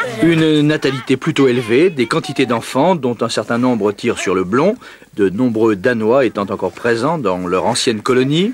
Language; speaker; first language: French; native; French